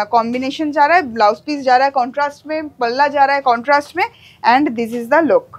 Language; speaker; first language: Hindi; non-native, local second language; Bangla